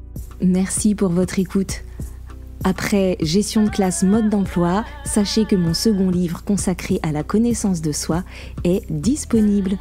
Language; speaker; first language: French; native; French